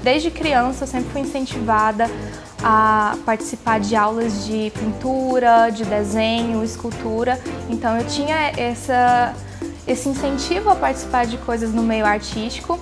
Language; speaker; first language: Portuguese; native; Portuguese